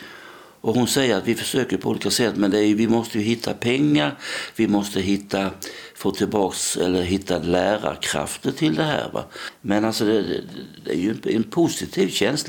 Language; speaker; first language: Swedish; native; Swedish